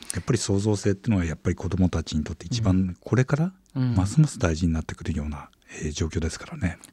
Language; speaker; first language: Japanese; native; Japanese